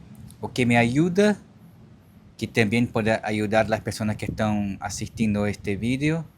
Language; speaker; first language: Spanish; non-native, learner; Portuguese